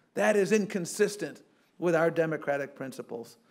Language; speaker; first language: English; native; English